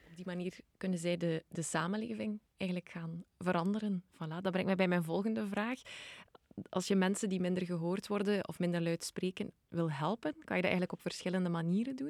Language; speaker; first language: Dutch; native; Dutch